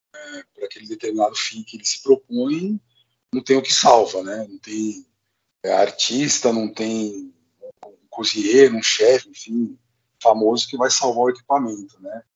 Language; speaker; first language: Portuguese; native; Portuguese